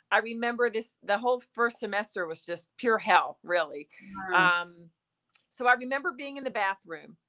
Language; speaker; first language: English; native; English